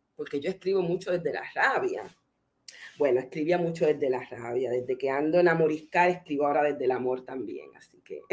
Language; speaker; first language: Spanish; native; Spanish